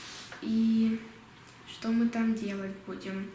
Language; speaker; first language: Russian; early bilingual, heritage; Russian